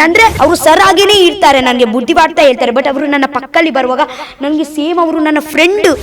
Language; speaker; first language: Kannada; non-native, learner; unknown